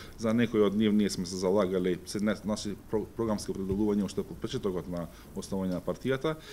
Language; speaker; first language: Macedonian; non-native, local second language; Albanian